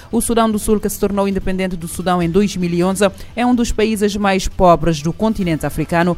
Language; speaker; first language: Portuguese; non-native, local second language; Kabuverdianu